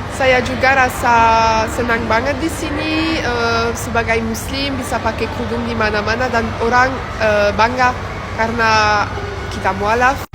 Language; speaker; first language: Indonesian; non-native, fluent; French